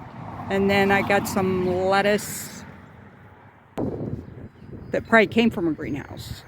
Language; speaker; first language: English; native; English